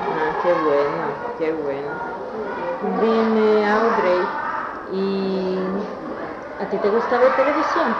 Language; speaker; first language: Spanish; native; Spanish